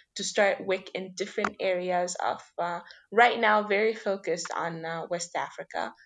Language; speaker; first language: English; non-native, fluent; French